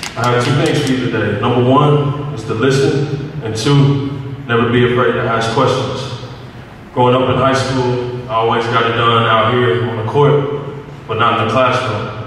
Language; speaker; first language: English; native; English